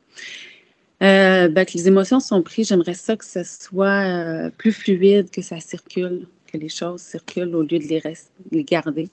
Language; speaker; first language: French; native; French